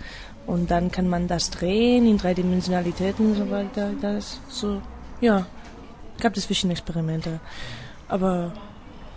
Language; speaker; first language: German; non-native, fluent; Spanish